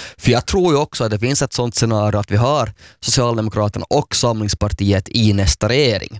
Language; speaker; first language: Swedish; native; Swedish